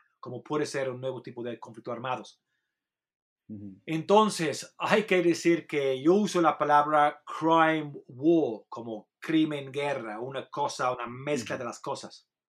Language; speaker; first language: Spanish; non-native, fluent; English